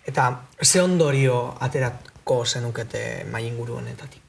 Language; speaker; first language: Basque; native; Basque